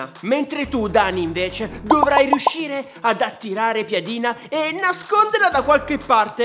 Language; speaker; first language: Italian; native; Italian